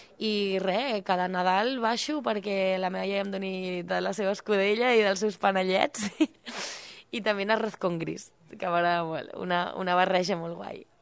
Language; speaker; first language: Catalan; early bilingual, other home language; Spanish